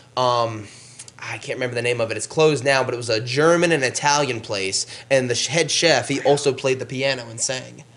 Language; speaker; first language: English; native; English